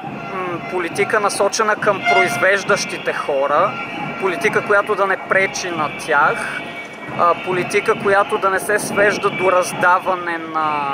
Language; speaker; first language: Bulgarian; native; Bulgarian